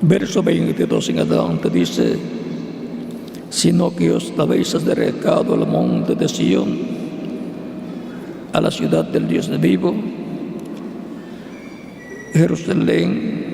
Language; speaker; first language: Spanish; native; Spanish